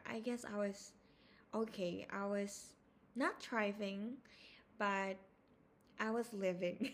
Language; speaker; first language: English; non-native, fluent; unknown